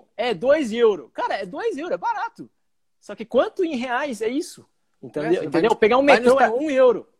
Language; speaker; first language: Portuguese; early bilingual, other home language; English